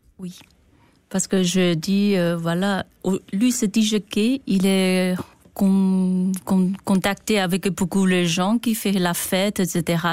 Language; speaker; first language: French; non-native, learner; Chinese